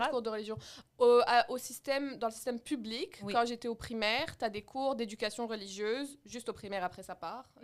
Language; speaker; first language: French; non-native, local second language; Arabic